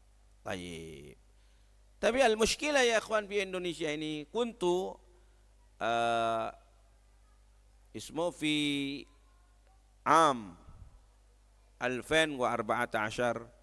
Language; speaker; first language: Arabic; non-native, fluent; Indonesian